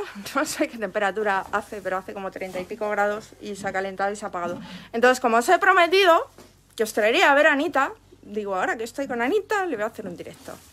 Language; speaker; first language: Spanish; native; Spanish